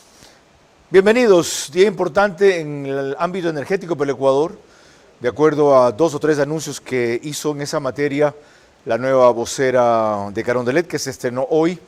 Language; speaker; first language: Spanish; native; Spanish